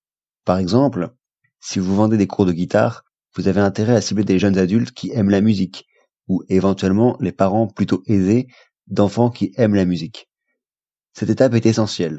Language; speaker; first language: French; native; French